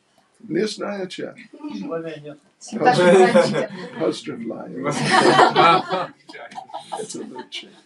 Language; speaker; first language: Russian; non-native, learner; English